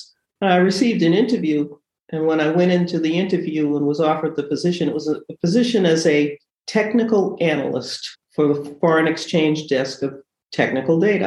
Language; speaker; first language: English; native; English